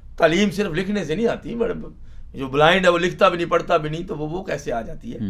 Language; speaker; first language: Urdu; native; Urdu